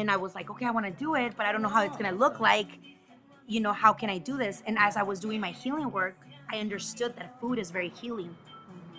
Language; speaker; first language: English; early bilingual, other home language; Spanish